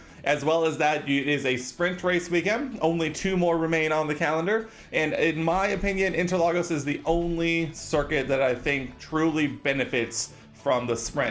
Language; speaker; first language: English; native; English